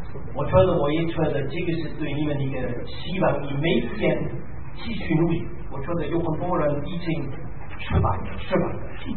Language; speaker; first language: Chinese; non-native, fluent; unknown